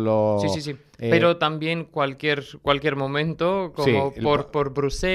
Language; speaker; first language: Spanish; non-native, learner; Armenian